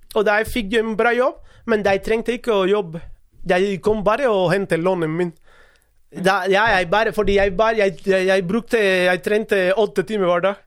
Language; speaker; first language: Norwegian; non-native, fluent; Spanish